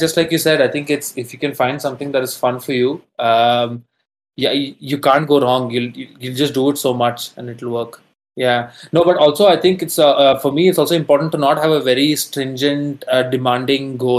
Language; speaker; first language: English; non-native, local second language; Tamil